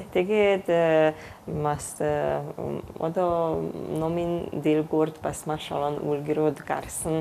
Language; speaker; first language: Mongolian; non-native, fluent; Hungarian